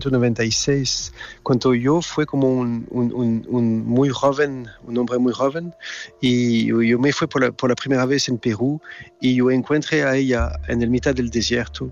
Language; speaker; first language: Spanish; non-native, learner; French